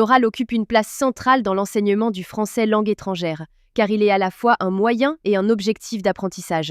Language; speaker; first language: French; non-native, local second language; Arabic